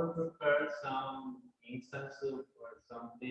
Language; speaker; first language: English; non-native, learner; Spanish